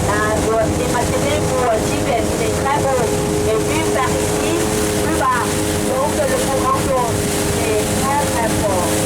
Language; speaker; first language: French; non-native, learner; Thai